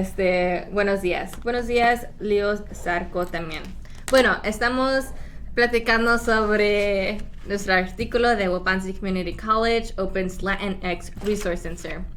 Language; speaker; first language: Spanish; early bilingual, heritage; Spanish